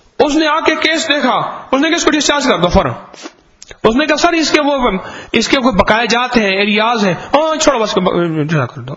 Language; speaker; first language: Urdu; non-native, local second language; Punjabi